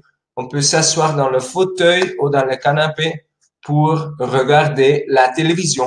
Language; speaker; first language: French; non-native, fluent; Spanish